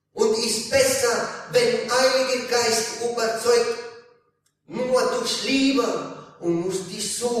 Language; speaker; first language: German; non-native, learner; Italian